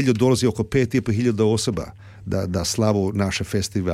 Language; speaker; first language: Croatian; early bilingual, heritage; Serbian